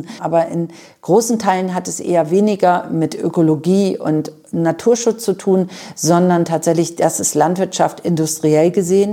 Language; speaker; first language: German; native; German